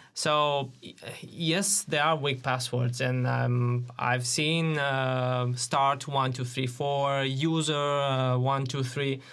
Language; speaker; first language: English; non-native, fluent; Romanian